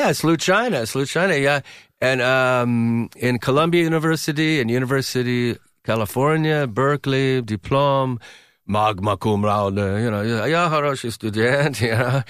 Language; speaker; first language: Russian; non-native, learner; English